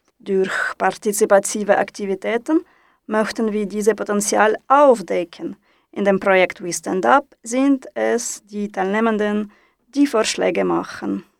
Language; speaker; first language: German; non-native, fluent; Russian